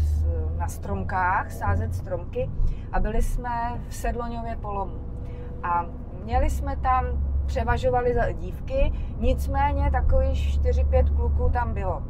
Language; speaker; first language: Czech; native; Czech